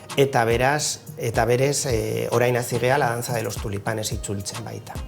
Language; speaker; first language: Basque; non-native, local second language; Spanish